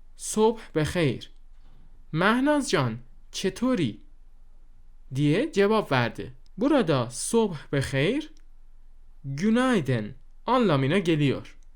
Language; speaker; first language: Turkish; non-native, fluent; Persian